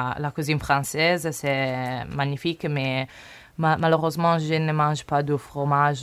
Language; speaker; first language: French; non-native, learner; Italian